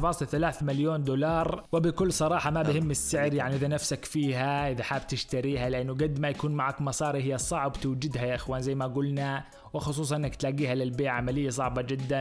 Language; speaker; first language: Arabic; native; Arabic